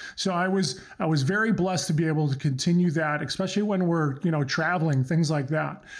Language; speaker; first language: English; early bilingual, other home language; Croatian